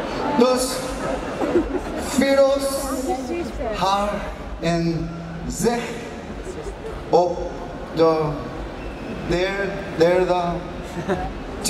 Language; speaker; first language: Dutch; non-native, learner; English